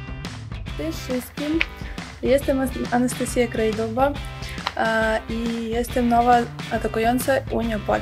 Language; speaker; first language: Polish; non-native, learner; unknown